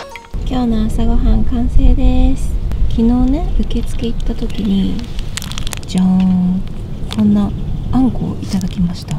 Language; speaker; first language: Japanese; native; Japanese